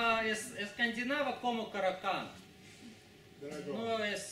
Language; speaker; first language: Spanish; non-native, fluent; Russian